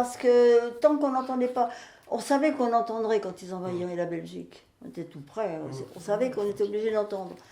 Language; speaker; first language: French; native; French